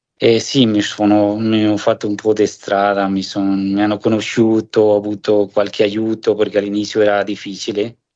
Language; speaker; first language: Italian; non-native, fluent; Spanish